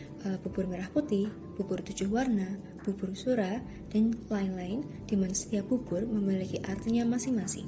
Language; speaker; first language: Indonesian; native; Indonesian